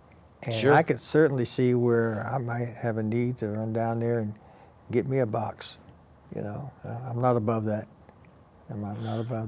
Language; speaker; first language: English; native; English